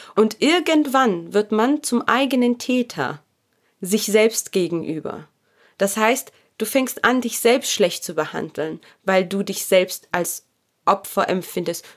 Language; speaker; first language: German; early bilingual, other home language; Arabic